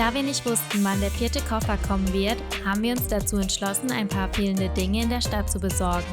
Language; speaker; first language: German; native; German